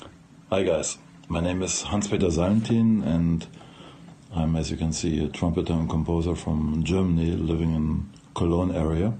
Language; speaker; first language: English; non-native, fluent; German